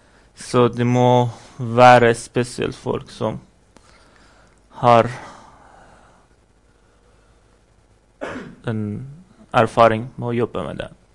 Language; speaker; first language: Norwegian; non-native, fluent; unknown